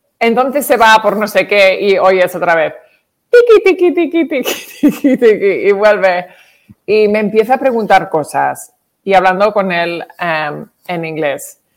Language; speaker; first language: Spanish; early bilingual, heritage; English